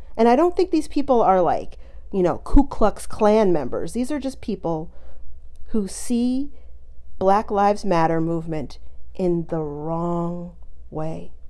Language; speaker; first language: English; native; English